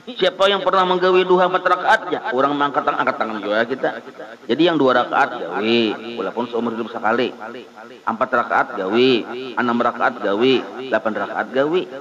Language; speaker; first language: Indonesian; non-native, local second language; Banjar